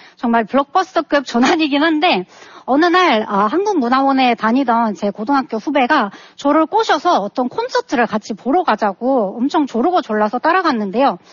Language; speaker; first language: Korean; non-native, fluent; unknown